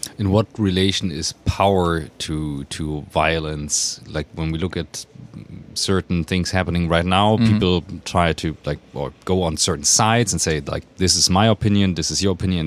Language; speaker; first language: English; non-native, fluent; German